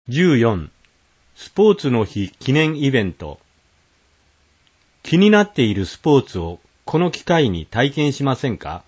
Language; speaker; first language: Japanese; native; Japanese